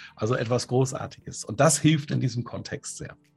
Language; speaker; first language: German; native; German